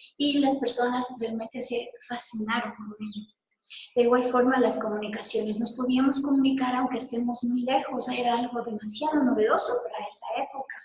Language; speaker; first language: Spanish; native; Spanish